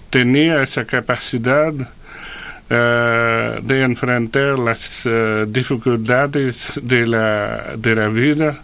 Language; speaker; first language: Spanish; non-native, fluent; French